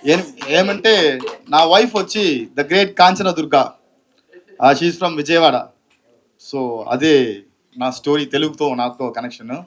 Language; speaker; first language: Telugu; non-native, fluent; Tamil